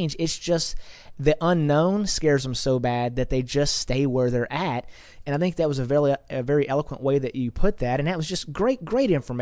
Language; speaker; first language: English; native; English